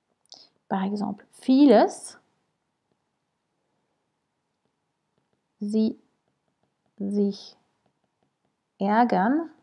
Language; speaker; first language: German; non-native, fluent; French